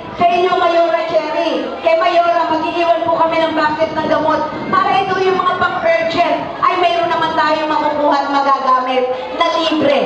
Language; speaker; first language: Filipino; native; Filipino